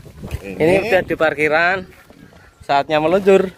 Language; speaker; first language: Indonesian; native; Indonesian